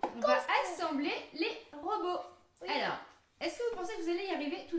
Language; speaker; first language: French; native; French